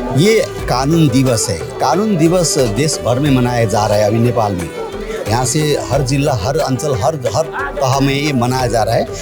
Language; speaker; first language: Hindi; non-native, local second language; Maithili